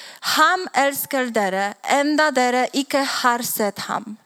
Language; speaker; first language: Swedish; non-native, learner; Polish